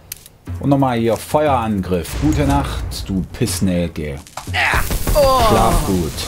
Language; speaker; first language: German; native; German